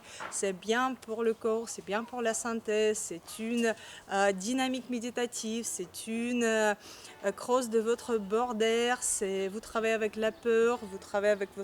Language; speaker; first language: French; non-native, learner; Russian